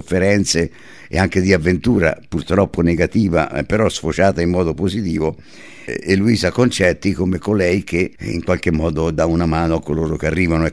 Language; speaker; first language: Italian; native; Italian